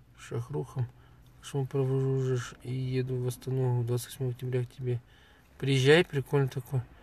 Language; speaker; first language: Russian; native; Russian